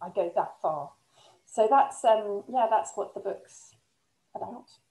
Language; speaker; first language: English; native; English